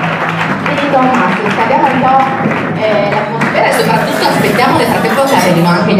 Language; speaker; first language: Italian; native; Italian